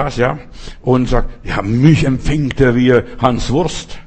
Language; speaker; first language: German; non-native, fluent; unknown